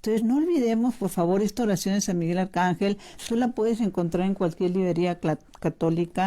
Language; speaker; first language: Spanish; native; Spanish